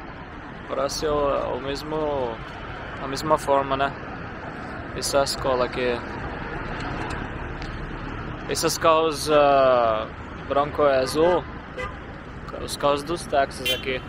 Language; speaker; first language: Portuguese; non-native, fluent; Arabic